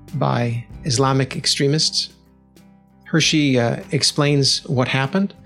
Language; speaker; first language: English; native; English